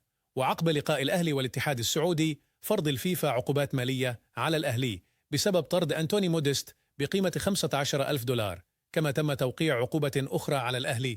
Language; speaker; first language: Arabic; native; Arabic